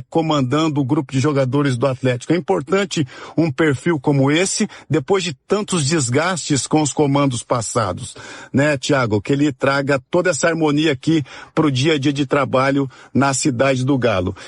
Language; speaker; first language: Portuguese; native; Portuguese